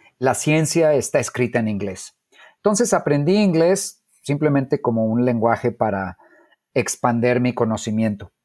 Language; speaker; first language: Spanish; native; Spanish